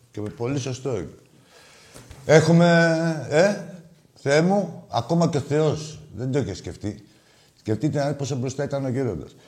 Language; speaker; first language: Greek; native; Greek